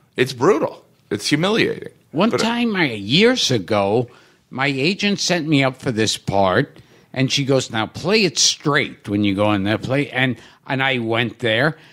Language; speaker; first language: English; native; English